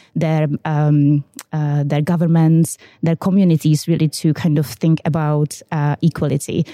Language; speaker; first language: English; non-native, fluent; Czech